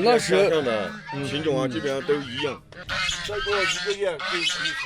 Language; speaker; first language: Chinese; native; Chinese